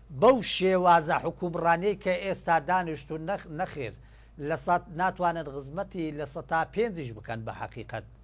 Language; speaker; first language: Central Kurdish; non-native, local second language; Turkish